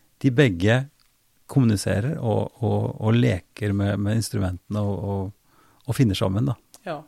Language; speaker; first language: Norwegian; native; Norwegian